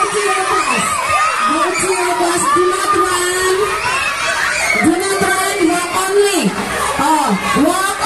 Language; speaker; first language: English; non-native, learner; Indonesian